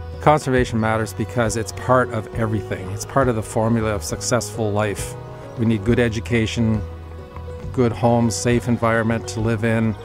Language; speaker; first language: English; native; English